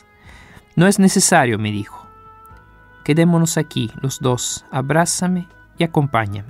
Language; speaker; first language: Spanish; non-native, fluent; Italian